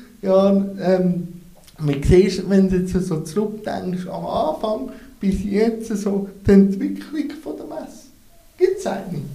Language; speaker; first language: German; native; German